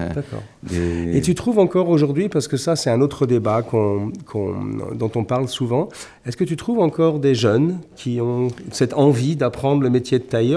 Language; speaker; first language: French; native; French